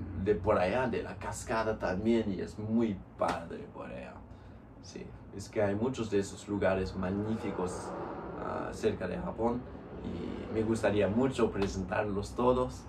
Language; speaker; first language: Spanish; non-native, fluent; English